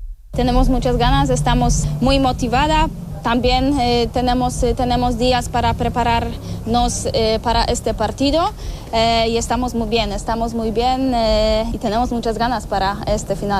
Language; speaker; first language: Spanish; non-native, learner; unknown